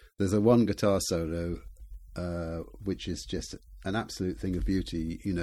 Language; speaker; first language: English; native; English